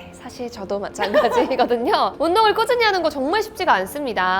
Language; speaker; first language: Korean; native; Korean